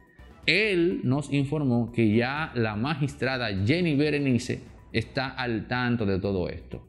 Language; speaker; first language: Spanish; native; Spanish